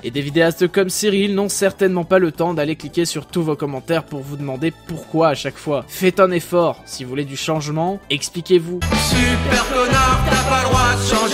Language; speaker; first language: French; native; French